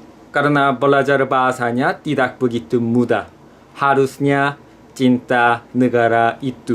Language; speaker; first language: Indonesian; non-native, fluent; Korean